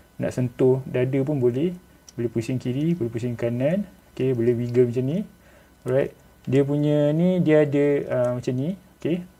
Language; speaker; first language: Malay; native; Malay